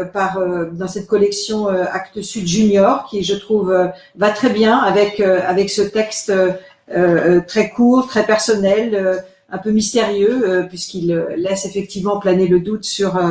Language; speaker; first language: French; native; French